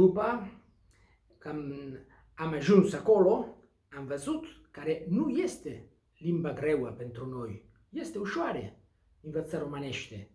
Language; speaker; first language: Romanian; non-native, learner; Basque